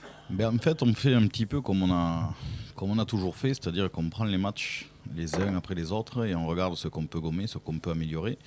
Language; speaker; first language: French; native; French